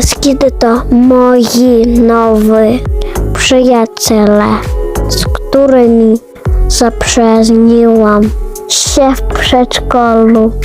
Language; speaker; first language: Polish; early bilingual, other home language; Ukrainian